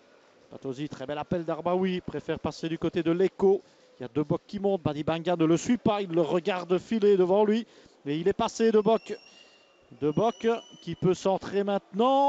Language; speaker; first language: French; native; French